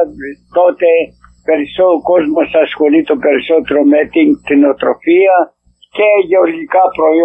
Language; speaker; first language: Greek; native; Greek